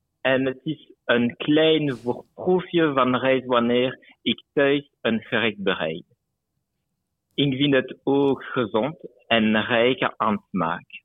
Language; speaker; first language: Dutch; non-native, local second language; French